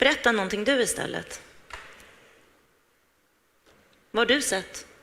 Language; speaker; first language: Swedish; native; Swedish